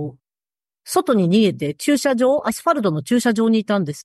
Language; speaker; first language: Japanese; native; Japanese